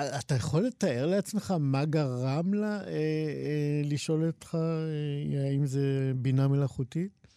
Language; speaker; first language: Hebrew; native; Hebrew